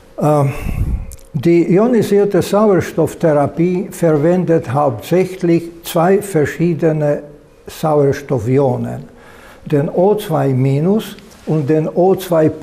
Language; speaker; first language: German; non-native, fluent; Slovak